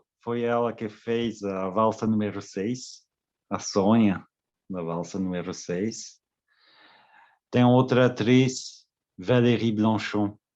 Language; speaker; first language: Portuguese; non-native, fluent; French